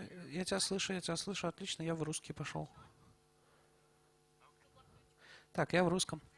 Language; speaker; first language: Russian; native; Russian